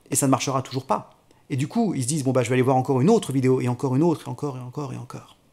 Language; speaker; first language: French; native; French